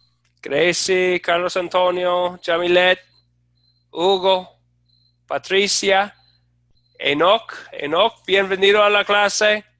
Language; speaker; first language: Spanish; non-native, fluent; English